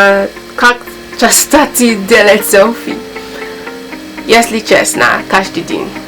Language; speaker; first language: Russian; non-native, learner; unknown